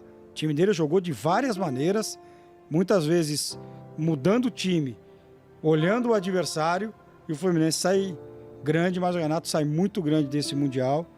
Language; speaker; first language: Portuguese; native; Portuguese